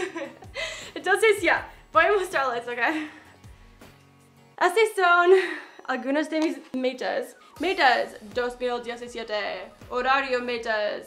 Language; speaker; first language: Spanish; non-native, fluent; English